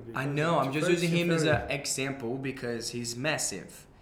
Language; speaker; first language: English; non-native, fluent; Portuguese